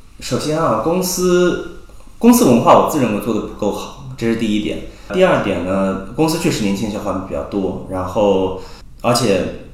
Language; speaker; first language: Chinese; native; Chinese